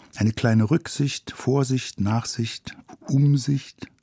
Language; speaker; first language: German; native; German